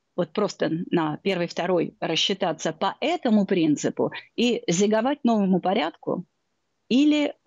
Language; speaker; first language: Russian; native; Russian